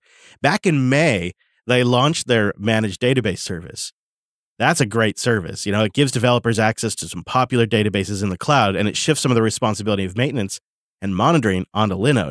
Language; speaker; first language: English; native; English